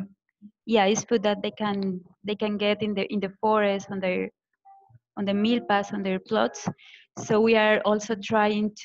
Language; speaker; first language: English; non-native, fluent; Spanish